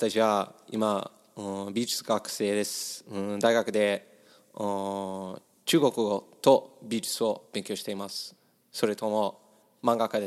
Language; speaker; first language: Japanese; non-native, learner; English